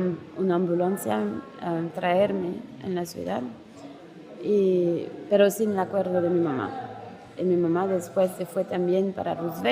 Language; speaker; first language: Spanish; non-native, learner; French